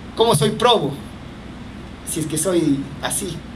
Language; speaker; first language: Spanish; native; Spanish